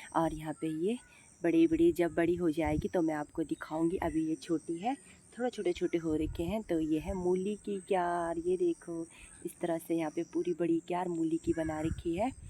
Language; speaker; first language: Hindi; non-native, local second language; Garhwali